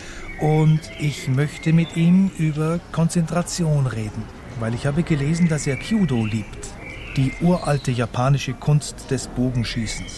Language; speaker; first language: German; native; German